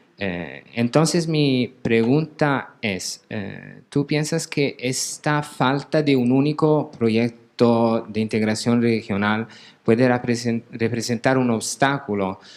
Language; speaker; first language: Spanish; non-native, fluent; Italian